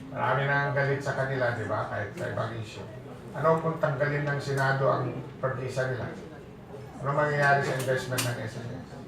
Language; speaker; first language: Filipino; non-native, local second language; Cebuano